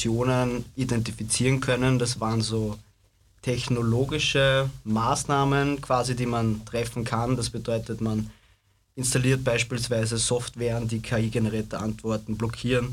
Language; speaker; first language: German; native; German